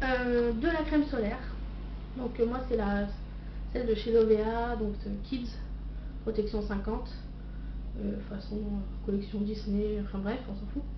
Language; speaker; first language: French; native; French